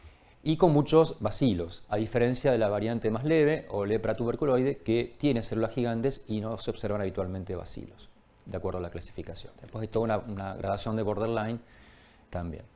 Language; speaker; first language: Spanish; native; Spanish